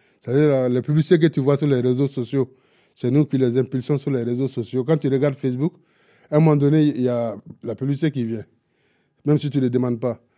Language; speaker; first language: French; non-native, local second language; Bambara